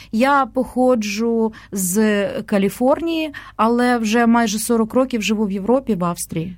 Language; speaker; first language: Ukrainian; native; Ukrainian